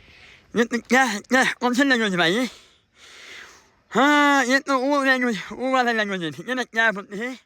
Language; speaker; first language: Hindi; non-native, fluent; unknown